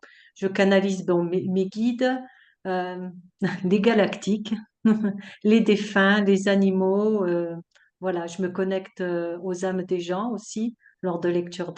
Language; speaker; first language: French; native; French